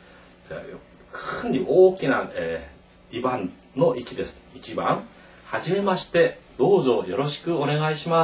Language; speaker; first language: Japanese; non-native, fluent; Korean